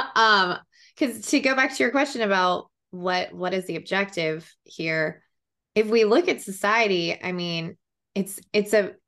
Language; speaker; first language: English; native; English